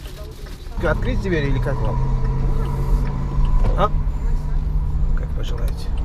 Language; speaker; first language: Russian; non-native, local second language; Uzbek